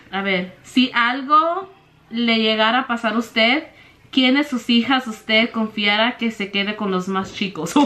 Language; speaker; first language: Spanish; early bilingual, heritage; Spanish